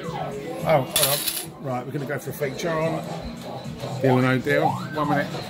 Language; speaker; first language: English; native; English